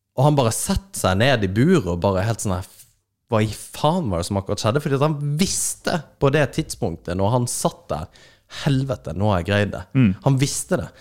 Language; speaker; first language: Norwegian; native; Norwegian